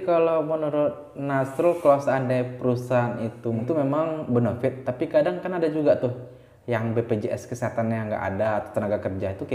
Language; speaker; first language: Indonesian; native; Indonesian